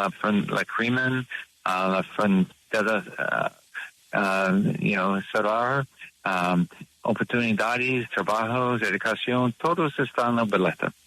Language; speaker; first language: Spanish; non-native, learner; English